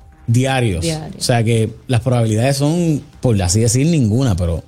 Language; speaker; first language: Spanish; native; Spanish